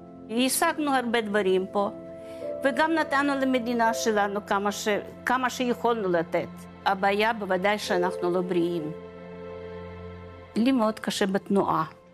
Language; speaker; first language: Hebrew; non-native, fluent; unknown